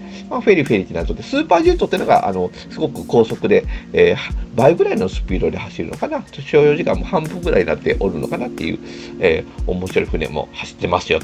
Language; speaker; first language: Japanese; native; Japanese